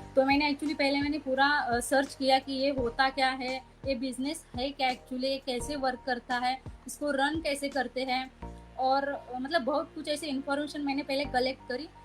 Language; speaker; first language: Hindi; native; Hindi